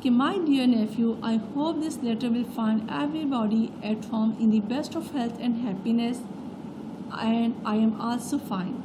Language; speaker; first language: English; non-native, local second language; Urdu